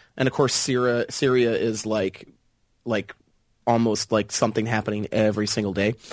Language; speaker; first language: English; native; English